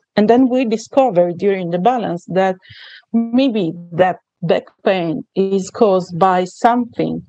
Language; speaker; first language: English; non-native, fluent; Italian